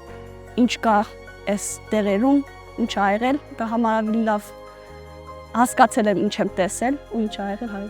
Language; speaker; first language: Armenian; non-native, learner; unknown